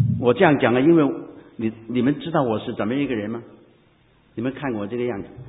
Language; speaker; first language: Chinese; non-native, local second language; Cantonese